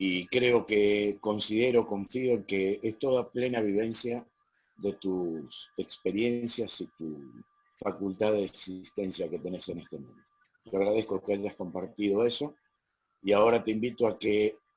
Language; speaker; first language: Spanish; native; Spanish